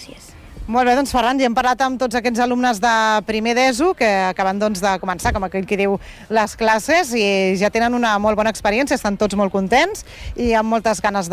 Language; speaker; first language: Catalan; native; Catalan